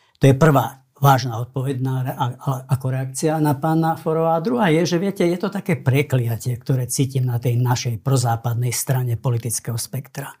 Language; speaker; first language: Slovak; native; Slovak